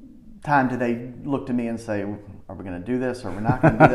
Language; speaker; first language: English; native; English